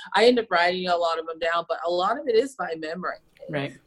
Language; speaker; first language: English; native; English